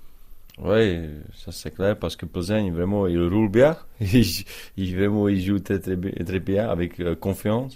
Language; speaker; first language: French; non-native, learner; Czech